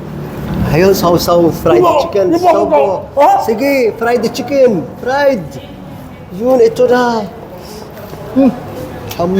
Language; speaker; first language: Filipino; non-native, learner; Arabic